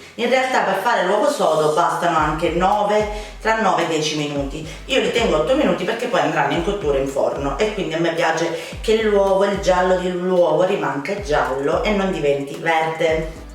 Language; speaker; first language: Italian; native; Italian